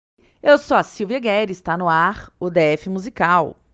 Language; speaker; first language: Portuguese; native; Portuguese